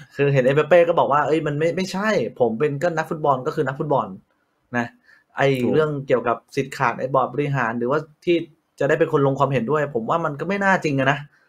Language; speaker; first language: Thai; native; Thai